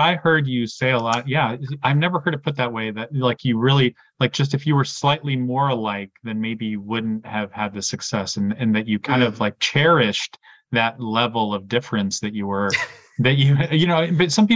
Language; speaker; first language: English; native; English